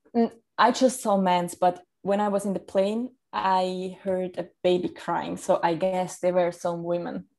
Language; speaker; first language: English; non-native, fluent; Swiss German